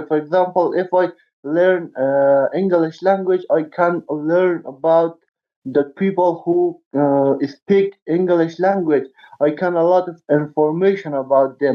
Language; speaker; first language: English; non-native, learner; Persian